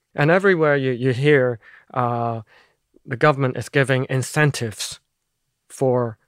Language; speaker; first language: English; non-native, local second language; Cantonese